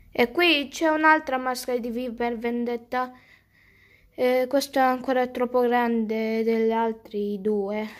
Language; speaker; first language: Italian; early bilingual, other home language; Romanian